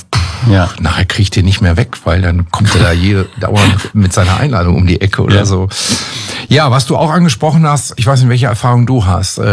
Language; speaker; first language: German; native; German